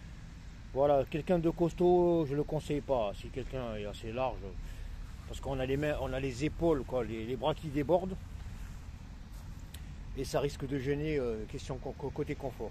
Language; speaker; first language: French; non-native, local second language; Arabic